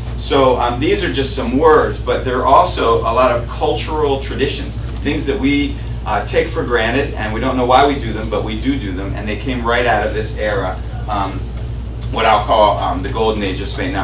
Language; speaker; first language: English; native; English